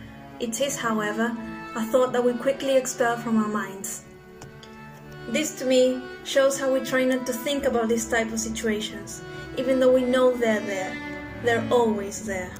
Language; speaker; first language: English; non-native, fluent; Spanish